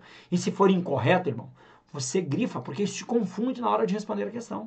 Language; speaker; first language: Portuguese; native; Portuguese